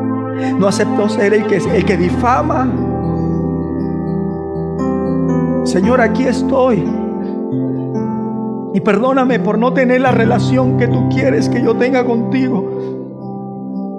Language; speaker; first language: Spanish; native; Spanish